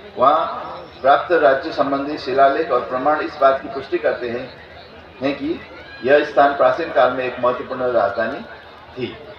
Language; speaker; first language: Hindi; non-native, fluent; Newari